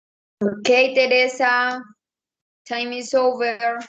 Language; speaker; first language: English; non-native, learner; Spanish